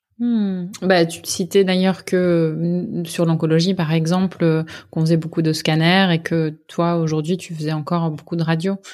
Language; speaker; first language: French; native; French